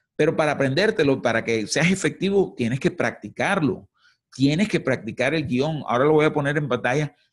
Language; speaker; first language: Spanish; native; Spanish